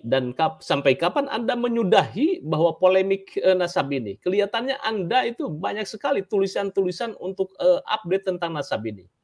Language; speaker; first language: Indonesian; native; Indonesian